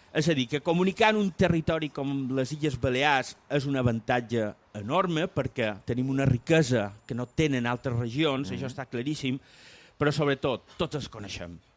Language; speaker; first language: Catalan; non-native, local second language; Spanish